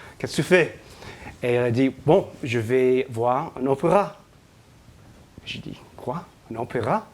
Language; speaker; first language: French; non-native, fluent; English